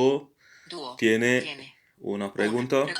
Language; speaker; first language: Spanish; non-native, learner; English